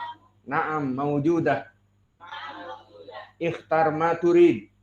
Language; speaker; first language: Arabic; non-native, fluent; Indonesian